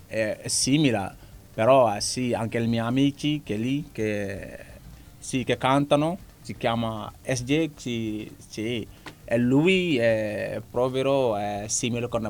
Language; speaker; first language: Italian; non-native, learner; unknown